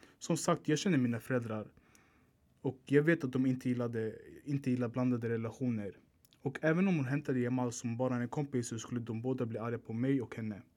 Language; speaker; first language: Swedish; early bilingual, other home language; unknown